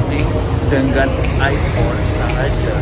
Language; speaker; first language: Indonesian; non-native, fluent; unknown